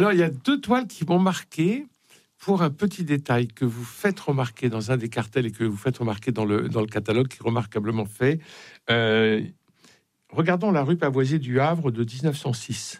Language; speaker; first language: French; native; French